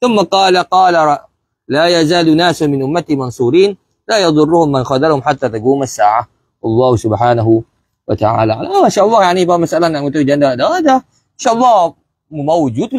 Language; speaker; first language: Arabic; non-native, fluent; Malay